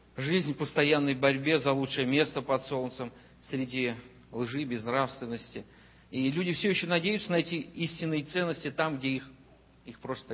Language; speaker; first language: Russian; native; Russian